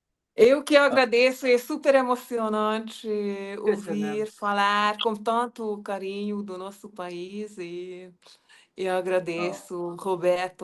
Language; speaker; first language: Portuguese; non-native, fluent; Hungarian